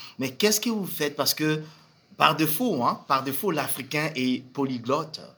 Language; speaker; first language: French; non-native, local second language; Swahili